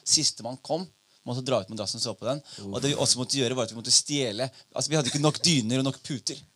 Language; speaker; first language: Norwegian; early bilingual, other home language; Somali